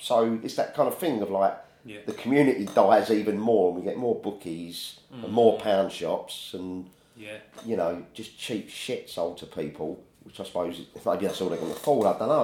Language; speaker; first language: English; native; English